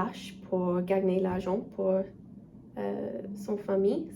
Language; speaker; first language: French; non-native, learner; English